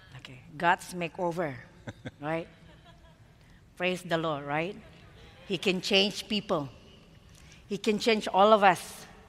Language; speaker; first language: English; non-native, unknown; Indonesian